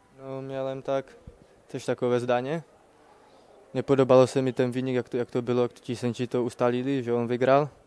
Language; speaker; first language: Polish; non-native, learner; Czech